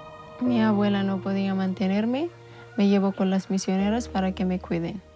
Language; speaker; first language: Spanish; non-native, local second language; Amharic